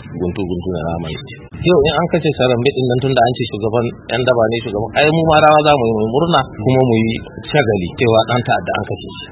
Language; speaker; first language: Hausa; non-native, local second language; Fula